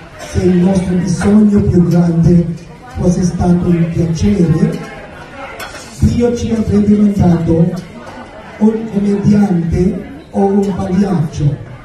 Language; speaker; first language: Italian; non-native, fluent; Filipino